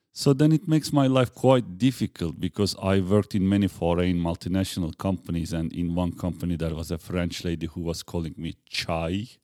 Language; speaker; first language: English; non-native, fluent; Turkish